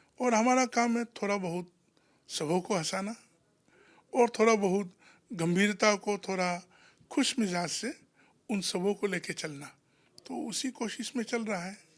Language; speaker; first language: Hindi; non-native, local second language; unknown